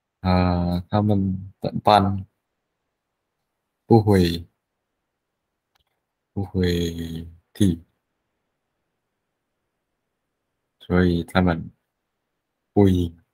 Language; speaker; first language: Chinese; non-native, learner; Vietnamese